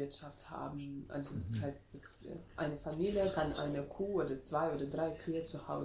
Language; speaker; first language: German; non-native, fluent; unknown